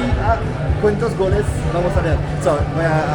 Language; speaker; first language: Spanish; non-native, learner; French